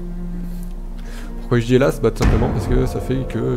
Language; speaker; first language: French; native; French